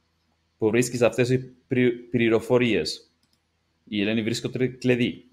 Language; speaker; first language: Greek; non-native, learner; English